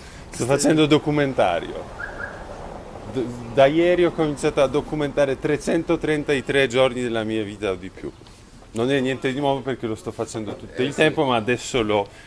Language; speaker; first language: Italian; non-native, fluent; Polish